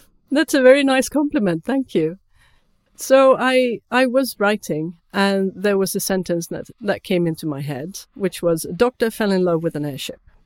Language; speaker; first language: English; non-native, fluent; Swedish